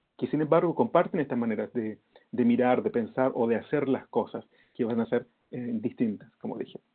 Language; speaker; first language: Spanish; native; Spanish